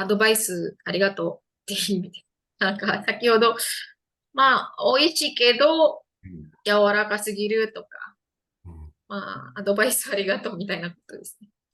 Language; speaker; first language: Japanese; non-native, fluent; Indonesian